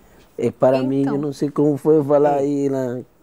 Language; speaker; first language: Portuguese; non-native, learner; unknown